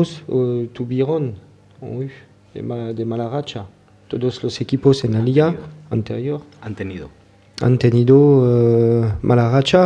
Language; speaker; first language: Spanish; non-native, fluent; French